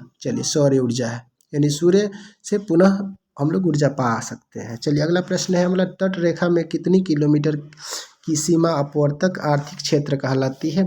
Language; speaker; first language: Hindi; non-native, local second language; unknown